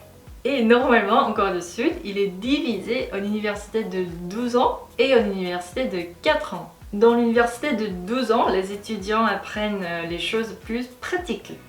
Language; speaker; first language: French; non-native, fluent; Korean